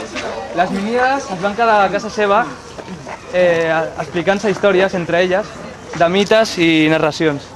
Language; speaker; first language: Catalan; native; Catalan